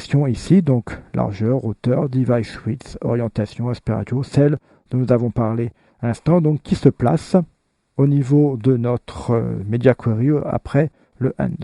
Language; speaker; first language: French; native; French